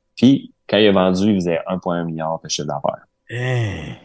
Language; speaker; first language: French; native; French